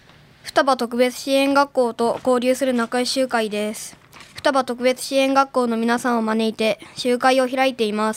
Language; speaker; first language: Japanese; native; Japanese